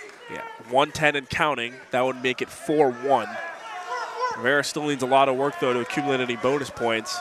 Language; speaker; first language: English; native; English